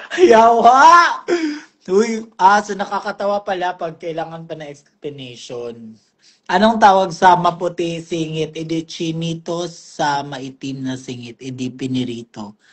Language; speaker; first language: Filipino; non-native, local second language; Cebuano